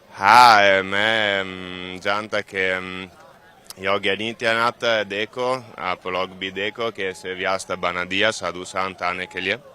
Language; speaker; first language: Hindi; non-native, learner; Italian